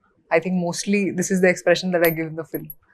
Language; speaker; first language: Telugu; non-native, fluent; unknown